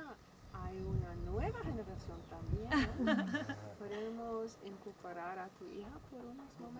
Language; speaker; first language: Spanish; non-native, learner; English